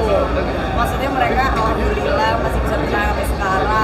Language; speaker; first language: Indonesian; native; Indonesian